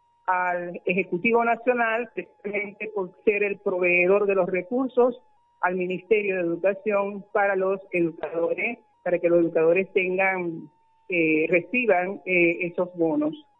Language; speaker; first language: Spanish; native; Spanish